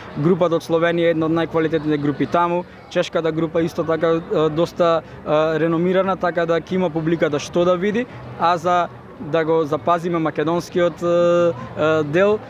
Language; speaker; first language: Macedonian; native; Macedonian